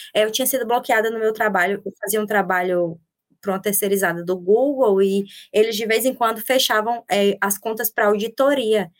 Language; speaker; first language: Portuguese; native; Portuguese